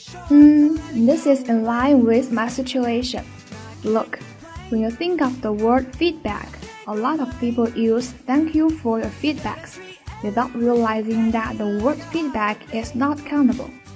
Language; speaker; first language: English; non-native, fluent; Chinese